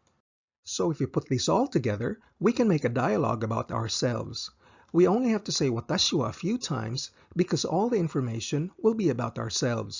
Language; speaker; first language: English; non-native, fluent; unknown